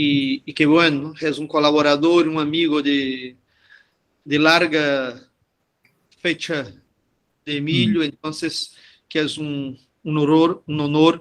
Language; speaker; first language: Spanish; non-native, fluent; Portuguese